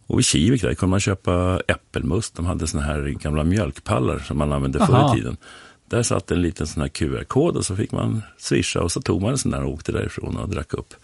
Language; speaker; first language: Swedish; native; Swedish